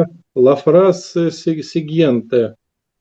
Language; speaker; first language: Spanish; non-native, learner; Russian